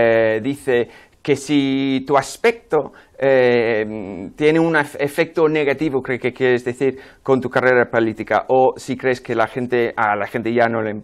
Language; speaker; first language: Spanish; non-native, fluent; English